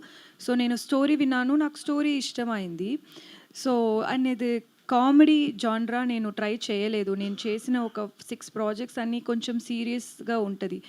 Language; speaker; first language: Telugu; non-native, learner; Tamil